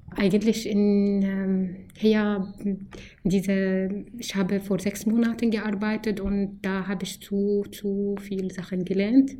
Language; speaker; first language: German; non-native, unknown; Arabic